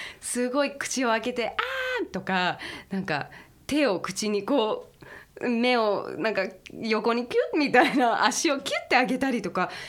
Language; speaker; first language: Japanese; early bilingual, heritage; Japanese